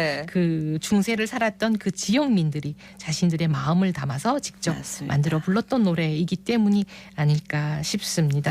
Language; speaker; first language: Korean; native; Korean